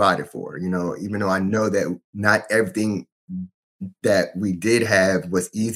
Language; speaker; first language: English; native; English